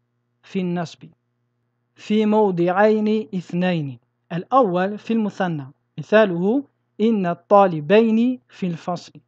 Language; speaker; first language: Arabic; non-native, fluent; French